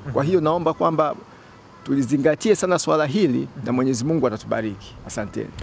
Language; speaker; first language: Swahili; native; Swahili